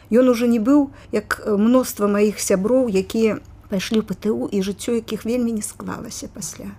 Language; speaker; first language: Belarusian; native; Belarusian